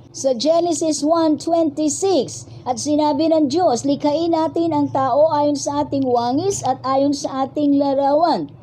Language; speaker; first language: Filipino; native; Filipino